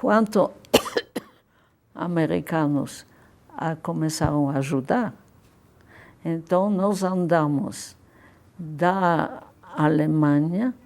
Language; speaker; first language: Portuguese; non-native, fluent; Polish